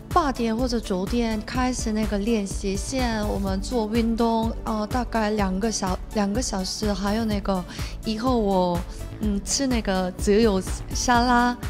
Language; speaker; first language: Chinese; non-native, learner; Korean